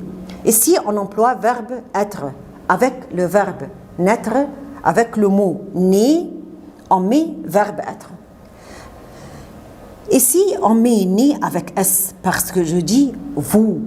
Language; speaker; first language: French; non-native, fluent; Arabic